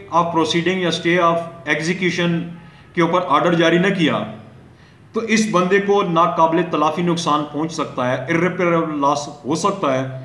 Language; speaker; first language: Urdu; native; Urdu